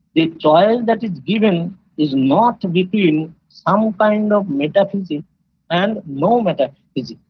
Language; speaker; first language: English; non-native, local second language; Bangla